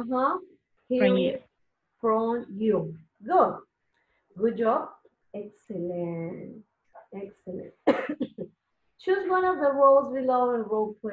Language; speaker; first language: English; non-native, learner; Spanish